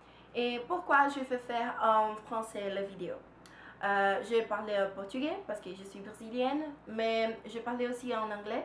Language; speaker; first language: French; non-native, learner; Portuguese